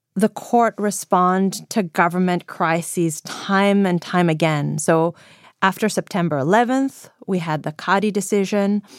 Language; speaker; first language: English; non-native, fluent; Greek